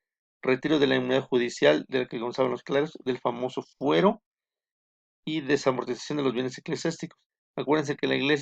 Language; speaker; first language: Spanish; native; Spanish